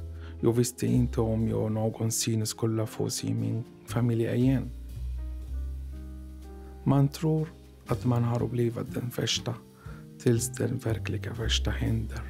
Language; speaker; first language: Swedish; non-native, learner; Arabic